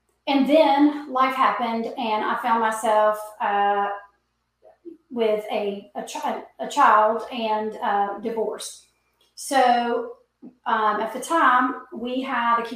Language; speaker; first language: English; native; English